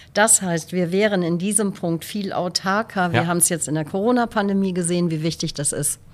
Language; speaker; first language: German; native; German